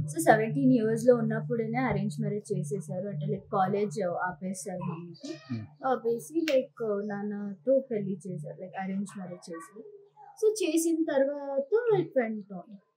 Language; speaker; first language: Telugu; non-native, local second language; Kannada